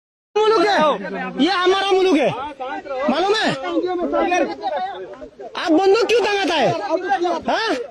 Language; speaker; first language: Hindi; non-native, learner; Bangla